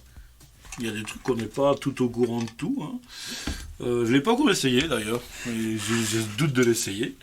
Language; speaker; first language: French; native; French